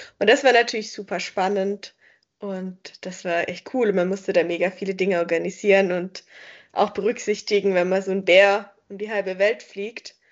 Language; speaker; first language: German; native; German